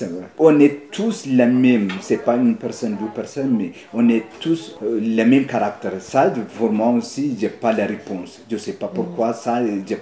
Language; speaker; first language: French; non-native, learner; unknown